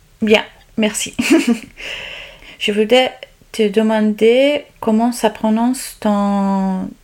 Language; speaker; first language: French; non-native, learner; Italian